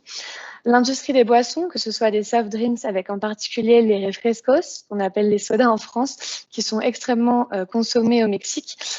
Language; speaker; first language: French; native; French